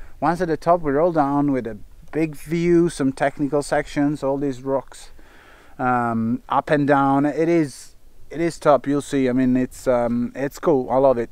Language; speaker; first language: English; non-native, fluent; Italian